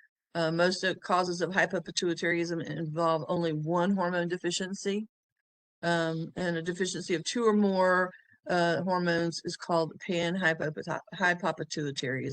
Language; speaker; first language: English; native; English